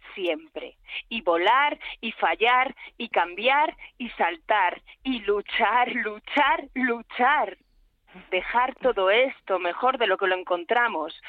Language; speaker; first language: Spanish; native; Spanish